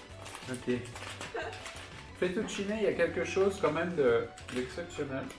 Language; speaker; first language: French; native; French